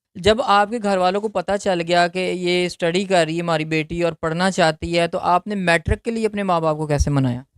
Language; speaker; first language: Urdu; native; Urdu